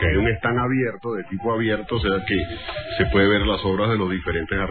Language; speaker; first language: Spanish; native; Spanish